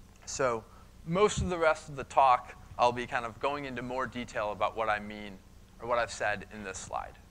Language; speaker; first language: English; native; English